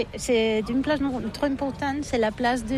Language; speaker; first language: French; non-native, learner; Catalan